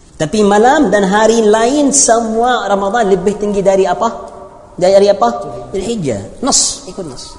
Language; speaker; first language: Malay; non-native, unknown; Arabic